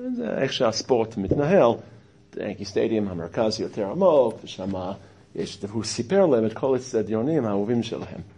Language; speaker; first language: Hebrew; non-native, fluent; English